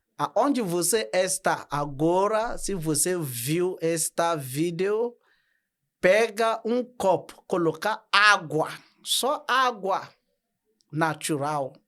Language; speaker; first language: Portuguese; non-native, learner; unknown